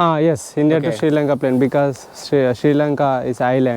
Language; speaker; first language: English; non-native, local second language; Telugu